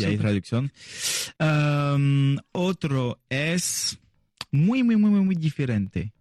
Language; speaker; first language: Spanish; non-native, learner; French